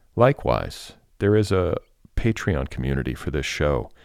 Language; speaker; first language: English; native; English